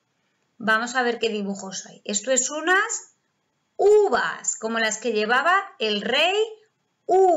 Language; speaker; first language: Spanish; native; Spanish